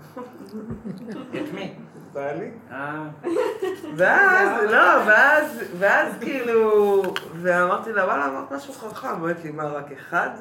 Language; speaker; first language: Hebrew; native; Hebrew